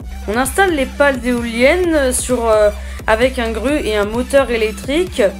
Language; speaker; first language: French; native; French